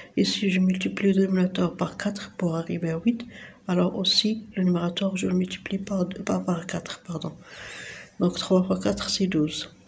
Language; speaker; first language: French; non-native, local second language; Arabic